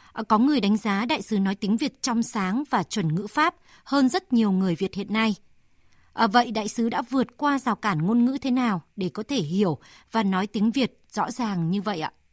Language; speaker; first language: Vietnamese; native; Vietnamese